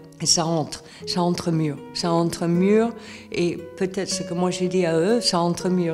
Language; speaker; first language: French; non-native, fluent; English